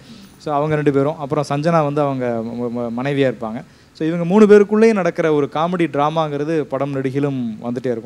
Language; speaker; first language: Tamil; native; Tamil